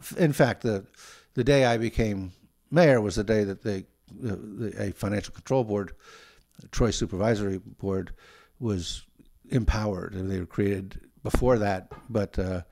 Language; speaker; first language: English; native; English